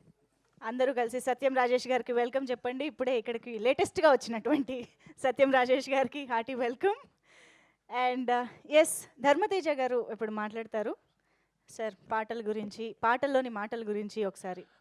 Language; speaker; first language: Telugu; native; Telugu